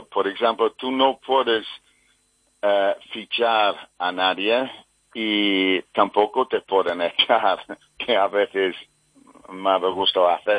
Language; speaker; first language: Spanish; non-native, fluent; English